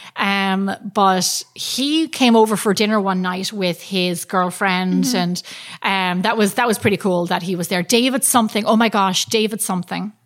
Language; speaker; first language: English; native; English